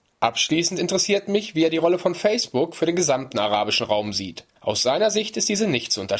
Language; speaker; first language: German; native; German